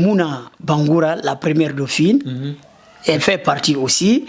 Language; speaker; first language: French; non-native, local second language; Susu